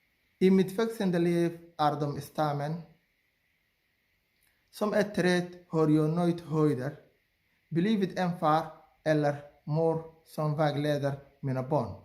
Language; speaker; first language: Swedish; non-native, learner; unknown